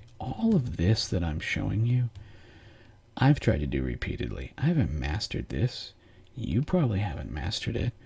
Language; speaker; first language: English; native; English